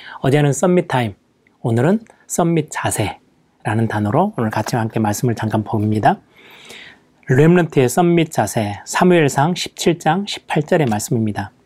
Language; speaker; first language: Korean; native; Korean